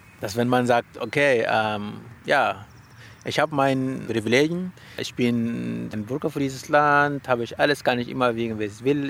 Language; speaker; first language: German; non-native, learner; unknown